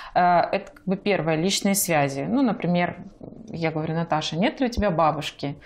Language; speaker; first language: Russian; native; Russian